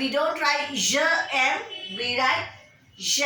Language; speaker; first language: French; non-native, fluent; Bangla